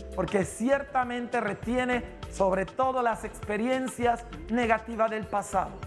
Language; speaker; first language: Spanish; non-native, local second language; English